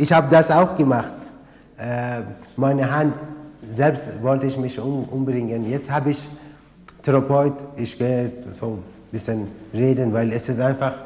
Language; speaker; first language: German; non-native, learner; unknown